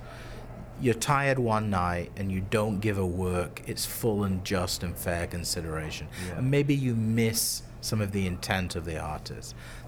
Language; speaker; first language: English; native; English